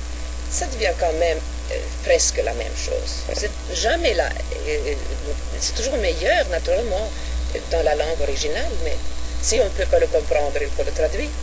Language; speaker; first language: French; non-native, fluent; Swedish